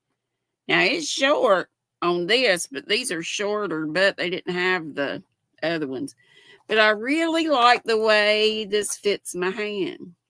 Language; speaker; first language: English; native; English